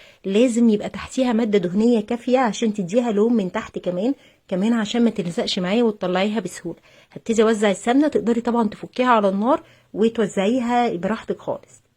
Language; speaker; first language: Arabic; native; Arabic